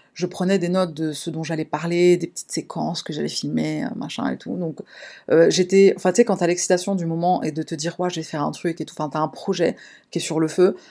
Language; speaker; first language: French; native; French